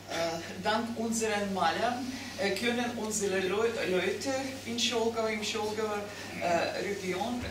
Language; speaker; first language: German; non-native, fluent; Russian